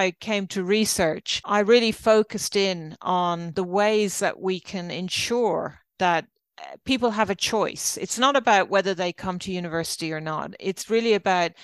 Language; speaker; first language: English; native; English